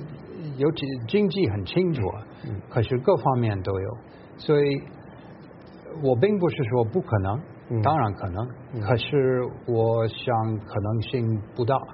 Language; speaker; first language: Chinese; non-native, fluent; English